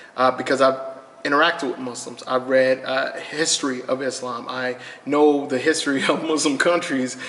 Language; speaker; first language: English; native; English